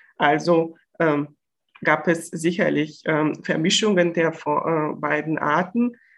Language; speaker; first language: German; non-native, fluent; Bulgarian